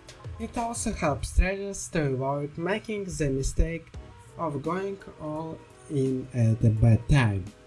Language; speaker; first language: English; non-native, learner; Russian